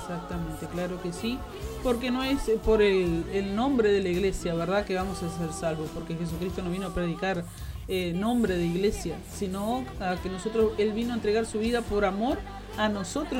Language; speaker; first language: Spanish; native; Spanish